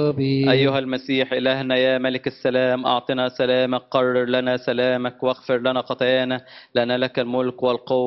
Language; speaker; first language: Arabic; native; Arabic